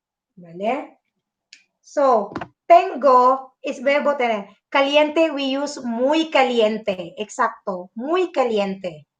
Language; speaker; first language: Spanish; non-native, fluent; Filipino